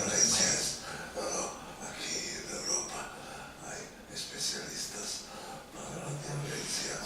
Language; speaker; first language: Spanish; non-native, fluent; Serbian